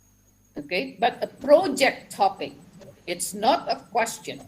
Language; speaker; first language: English; non-native, fluent; Javanese